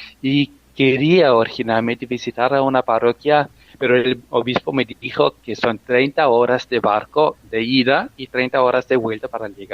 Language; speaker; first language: Spanish; non-native, fluent; German